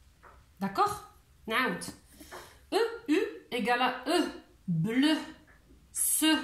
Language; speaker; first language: French; non-native, local second language; Arabic